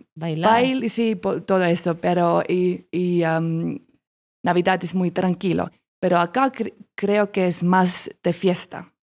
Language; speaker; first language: Spanish; non-native, learner; Estonian